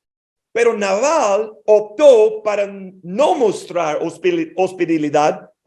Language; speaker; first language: Spanish; non-native, fluent; English